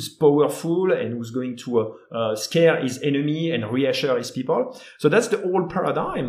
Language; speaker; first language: English; non-native, fluent; French